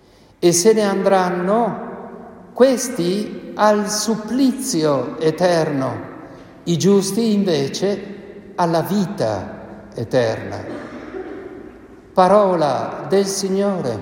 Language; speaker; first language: Italian; native; Italian